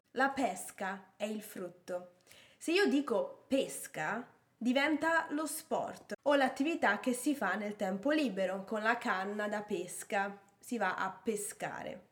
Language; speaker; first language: Italian; native; Italian